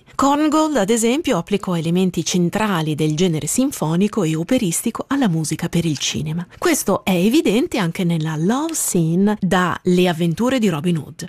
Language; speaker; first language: Italian; native; Italian